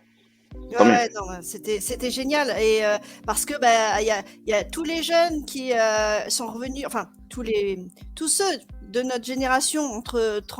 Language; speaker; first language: French; native; French